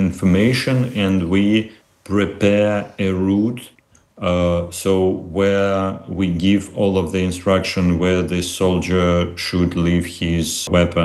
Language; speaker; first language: English; non-native, fluent; Russian